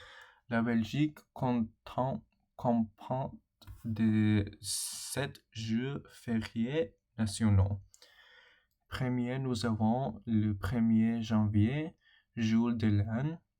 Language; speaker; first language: French; non-native, learner; English